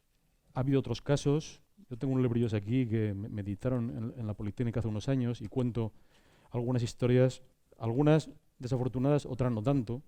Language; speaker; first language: Spanish; native; Spanish